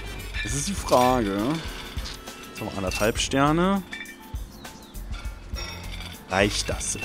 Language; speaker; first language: German; native; German